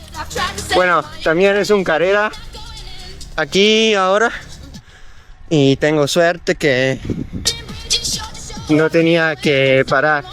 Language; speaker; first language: Spanish; non-native, learner; Dutch